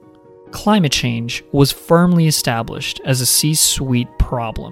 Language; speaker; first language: English; non-native, local second language; Filipino